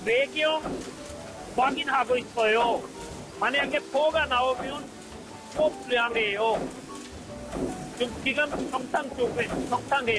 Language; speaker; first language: Korean; non-native, learner; Punjabi